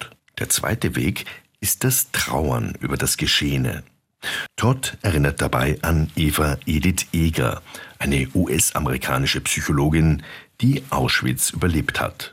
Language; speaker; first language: German; native; German